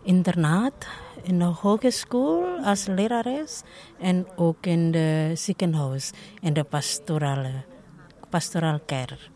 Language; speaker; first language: Dutch; non-native, learner; Indonesian